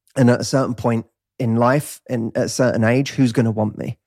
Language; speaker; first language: English; native; English